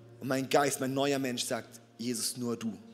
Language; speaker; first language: German; native; German